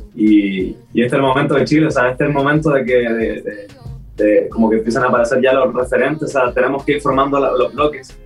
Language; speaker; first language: Spanish; native; Spanish